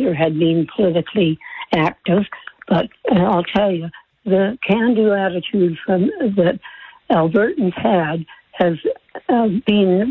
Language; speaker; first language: English; native; English